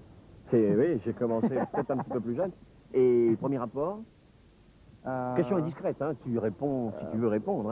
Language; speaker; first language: French; native; French